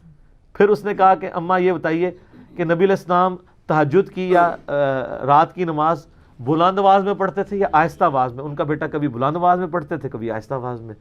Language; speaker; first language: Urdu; non-native, local second language; Punjabi